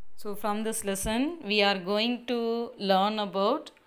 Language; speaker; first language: English; non-native, local second language; Tamil